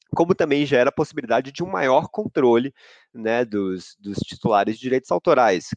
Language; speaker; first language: Portuguese; native; Portuguese